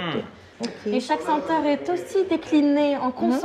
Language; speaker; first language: French; native; French